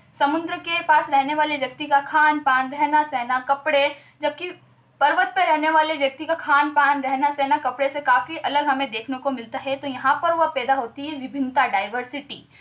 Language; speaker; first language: Hindi; native; Hindi